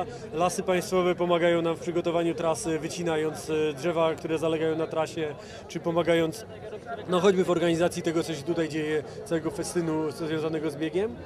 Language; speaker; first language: Polish; native; Polish